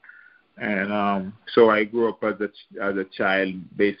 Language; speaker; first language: English; non-native, local second language; Jamaican Creole English